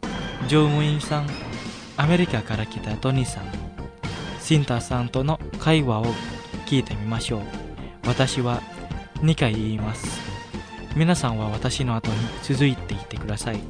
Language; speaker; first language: Japanese; non-native, fluent; Indonesian